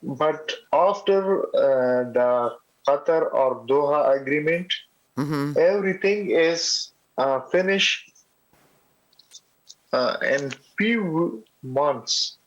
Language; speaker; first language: English; non-native, learner; Pashto